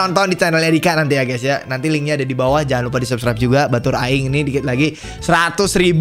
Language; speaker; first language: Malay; non-native, local second language; Sundanese